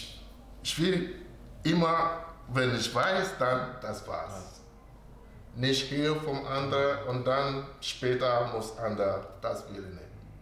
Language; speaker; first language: German; non-native, learner; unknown